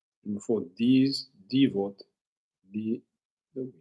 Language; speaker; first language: French; non-native, learner; English